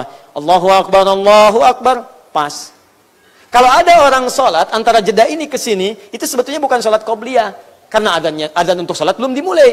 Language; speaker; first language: Indonesian; native; Indonesian